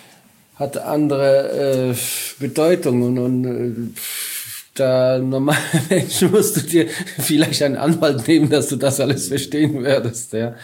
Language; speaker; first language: German; non-native, learner; Polish